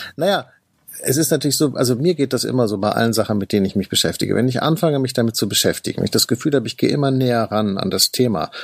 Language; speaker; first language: German; native; German